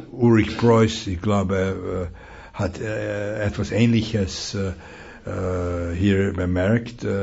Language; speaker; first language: German; non-native, fluent; Hungarian